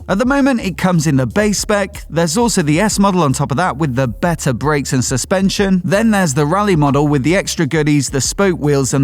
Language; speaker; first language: English; native; English